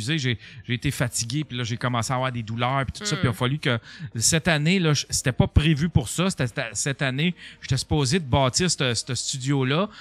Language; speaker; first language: French; native; French